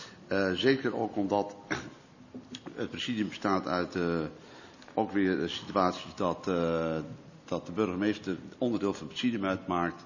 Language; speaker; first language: Dutch; native; Dutch